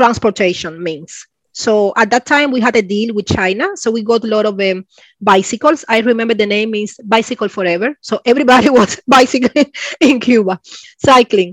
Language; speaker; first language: English; non-native, fluent; Spanish